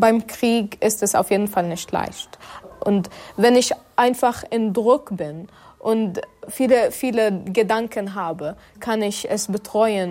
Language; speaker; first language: German; non-native, fluent; Arabic